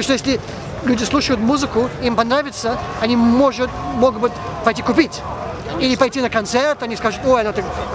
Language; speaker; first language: Russian; early bilingual, heritage; Russian